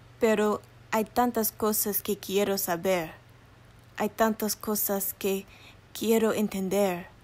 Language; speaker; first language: Spanish; early bilingual, heritage; English